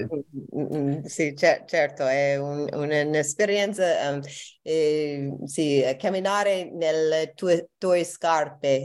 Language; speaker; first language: Italian; non-native, learner; English